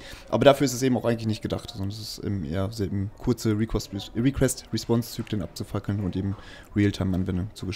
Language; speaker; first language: German; native; German